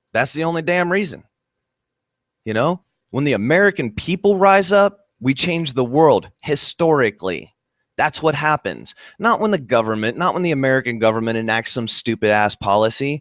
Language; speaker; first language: English; native; English